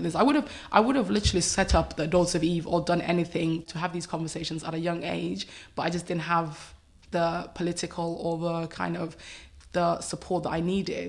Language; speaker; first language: English; native; English